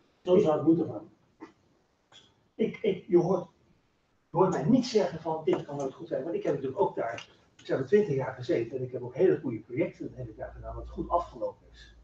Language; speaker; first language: Dutch; native; Dutch